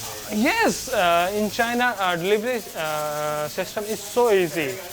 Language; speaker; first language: English; non-native, learner; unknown